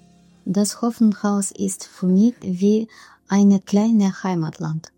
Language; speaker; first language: German; non-native, learner; Russian